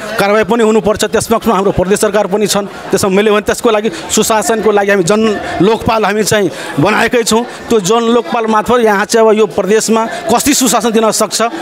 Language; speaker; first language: Nepali; non-native, local second language; Maithili